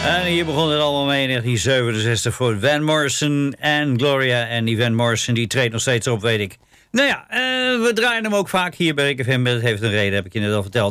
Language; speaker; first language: Dutch; native; Dutch